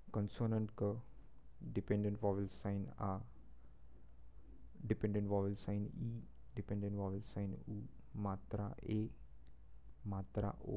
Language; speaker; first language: English; non-native, local second language; Marathi